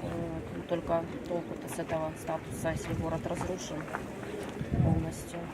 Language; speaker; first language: Russian; native; Russian